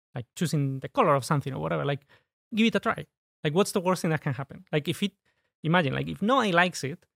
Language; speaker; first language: English; non-native, fluent; Spanish